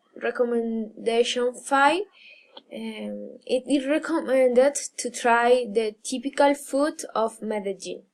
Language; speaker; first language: English; non-native, learner; Spanish